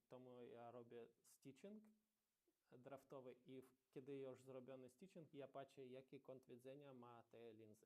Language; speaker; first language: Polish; non-native, learner; Ukrainian